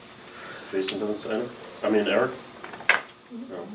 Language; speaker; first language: English; native; English